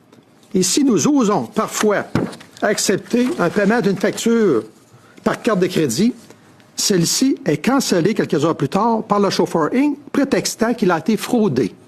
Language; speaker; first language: French; native; French